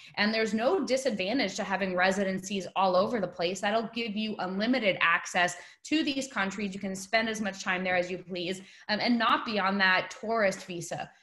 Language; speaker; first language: English; native; English